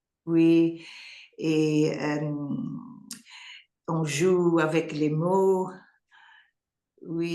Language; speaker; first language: French; non-native, learner; English